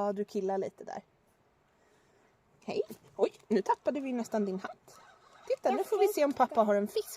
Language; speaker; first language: Swedish; native; Swedish